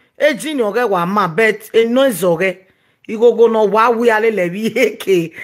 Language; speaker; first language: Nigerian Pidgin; non-native, local second language; Yoruba